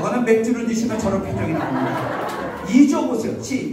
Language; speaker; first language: Korean; native; Korean